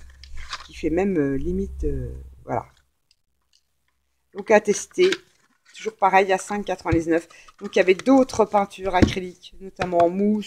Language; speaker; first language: French; native; French